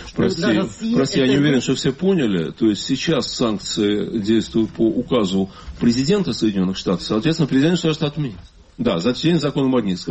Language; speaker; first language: Russian; native; Russian